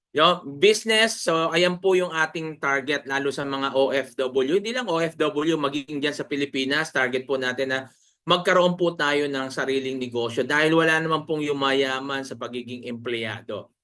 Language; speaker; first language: Filipino; native; Filipino